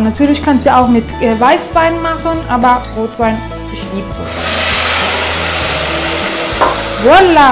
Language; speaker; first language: German; non-native, fluent; Italian